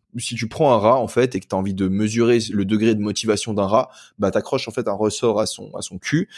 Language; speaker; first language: French; native; French